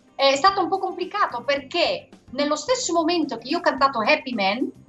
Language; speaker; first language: Italian; non-native, fluent; Dutch